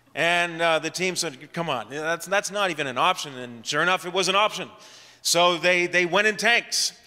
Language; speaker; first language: English; native; English